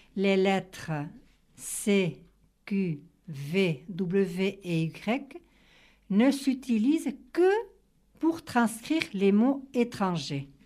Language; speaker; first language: French; native; French